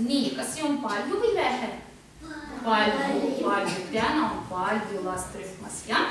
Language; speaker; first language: Estonian; non-native, local second language; Russian